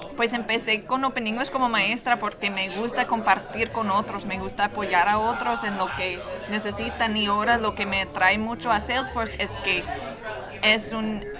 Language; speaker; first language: Spanish; non-native, fluent; English